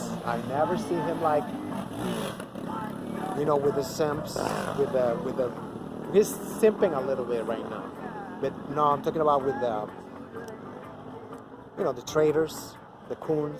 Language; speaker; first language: English; non-native, fluent; Spanish